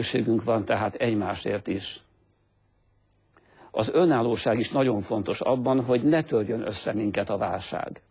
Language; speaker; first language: Hungarian; native; Hungarian